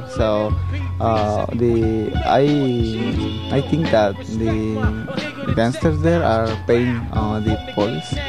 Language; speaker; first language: English; non-native, learner; Spanish